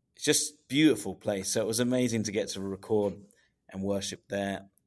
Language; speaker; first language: English; native; English